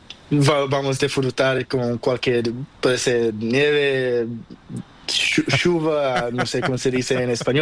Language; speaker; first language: Spanish; non-native, learner; Portuguese